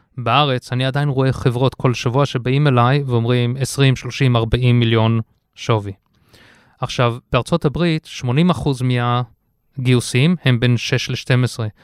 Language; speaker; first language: Hebrew; early bilingual, heritage; Hebrew